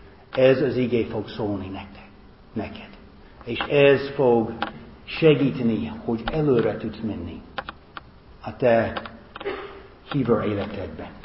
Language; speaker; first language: Hungarian; non-native, fluent; English